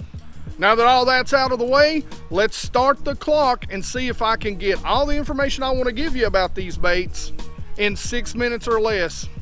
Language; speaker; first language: English; native; English